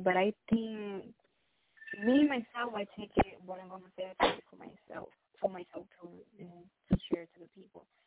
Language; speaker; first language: English; non-native, fluent; Spanish